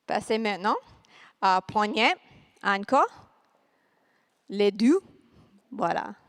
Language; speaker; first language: French; non-native, learner; English